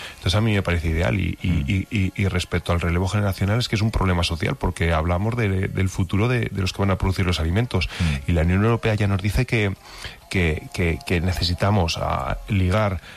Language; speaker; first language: Spanish; native; Spanish